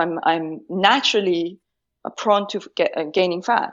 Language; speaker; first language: English; non-native, fluent; Persian